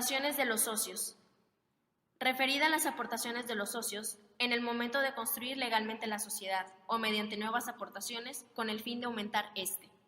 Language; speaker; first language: Spanish; native; Spanish